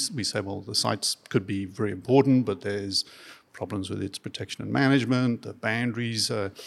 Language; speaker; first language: English; native; English